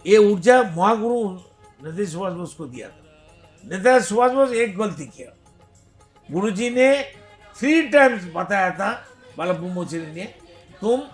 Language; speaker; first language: Hindi; non-native, local second language; Bangla